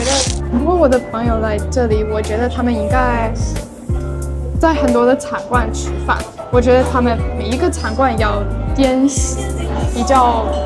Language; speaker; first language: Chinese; non-native, learner; English